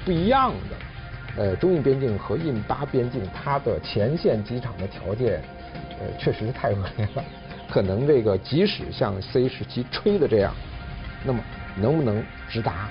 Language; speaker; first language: Chinese; native; Chinese